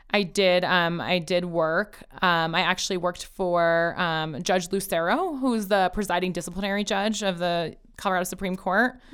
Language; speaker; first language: English; early bilingual, other home language; Persian